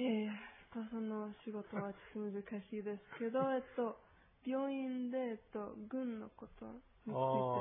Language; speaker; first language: Japanese; non-native, learner; Spanish